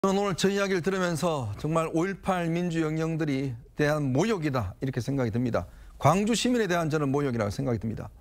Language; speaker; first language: Korean; native; Korean